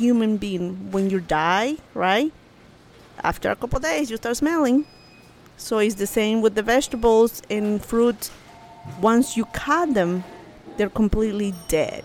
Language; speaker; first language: English; non-native, fluent; Spanish